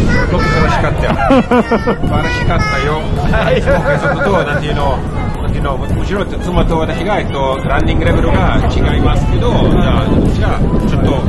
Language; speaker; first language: Japanese; non-native, learner; English